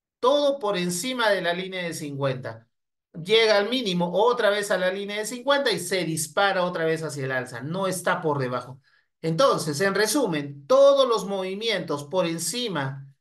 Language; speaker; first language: Spanish; native; Spanish